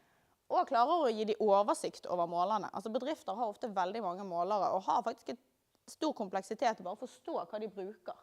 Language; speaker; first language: Norwegian; native; Norwegian